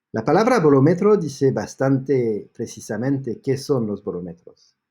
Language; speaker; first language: Spanish; non-native, fluent; French